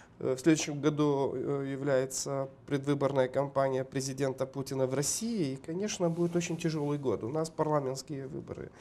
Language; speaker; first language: Russian; non-native, local second language; Romanian